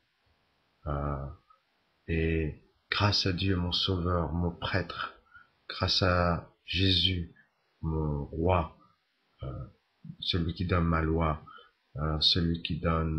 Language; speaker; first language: French; native; French